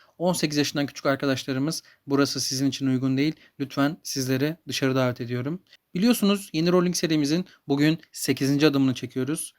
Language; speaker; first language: Turkish; native; Turkish